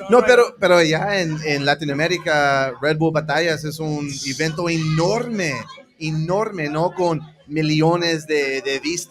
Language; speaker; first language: Spanish; early bilingual, heritage; English